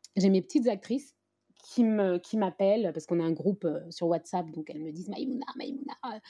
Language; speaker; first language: French; native; French